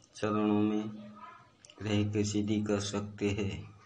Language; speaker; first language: Hindi; non-native, local second language; Gujarati